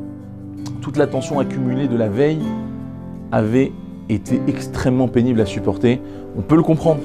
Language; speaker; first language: French; native; French